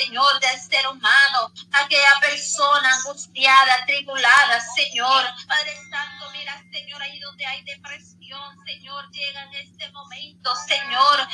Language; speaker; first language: Spanish; native; Spanish